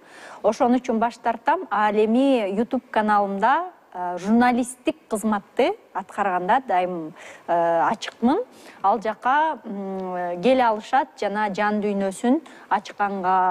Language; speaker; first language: Kyrgyz; native; Kyrgyz